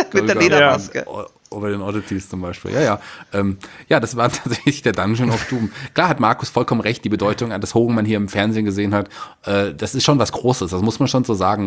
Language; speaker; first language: German; native; German